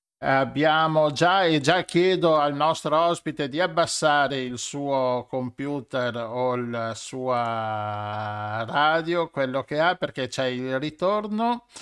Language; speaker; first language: Italian; native; Italian